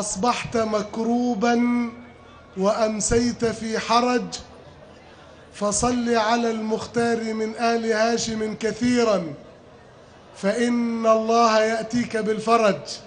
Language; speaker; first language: Arabic; native; Arabic